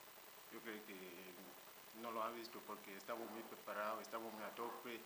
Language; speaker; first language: Spanish; non-native, learner; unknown